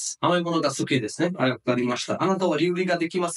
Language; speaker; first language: Japanese; non-native, fluent; Bangla